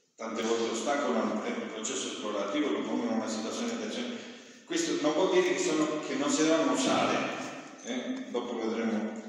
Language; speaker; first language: Italian; non-native, fluent; Spanish